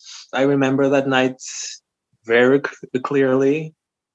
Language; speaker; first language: English; non-native, fluent; Albanian